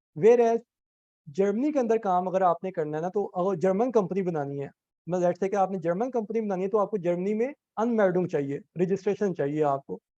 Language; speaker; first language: Urdu; native; Urdu